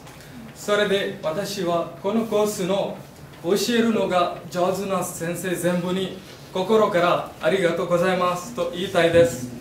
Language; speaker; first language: Japanese; non-native, learner; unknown